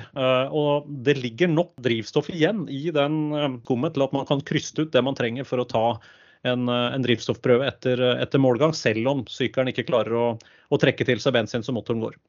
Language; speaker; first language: Norwegian; native; Norwegian